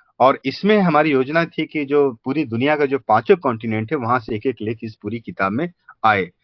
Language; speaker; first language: Hindi; native; Hindi